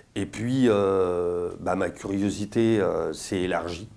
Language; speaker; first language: French; native; French